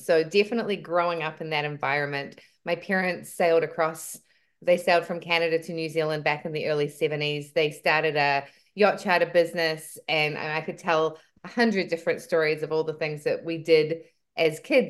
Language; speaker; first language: English; native; English